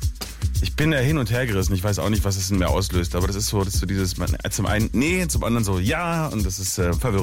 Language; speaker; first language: German; native; German